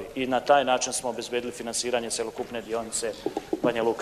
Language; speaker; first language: Croatian; native; Croatian